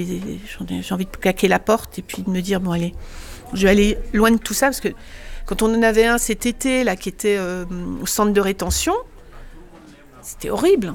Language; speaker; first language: French; native; French